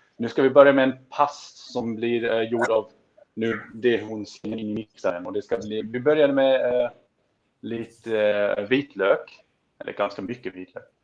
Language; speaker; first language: Swedish; non-native, fluent; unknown